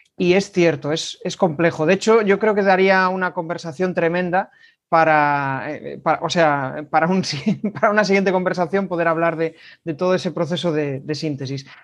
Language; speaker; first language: Spanish; native; Spanish